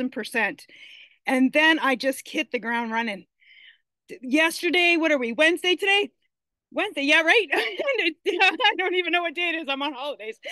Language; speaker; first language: English; native; English